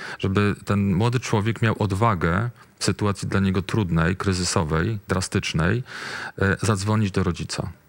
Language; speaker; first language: Polish; native; Polish